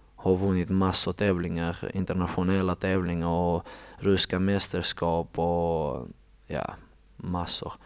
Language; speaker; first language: Swedish; non-native, fluent; Russian